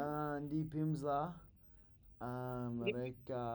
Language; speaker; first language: Indonesian; non-native, learner; English